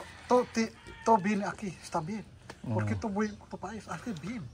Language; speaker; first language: Spanish; non-native, learner; Filipino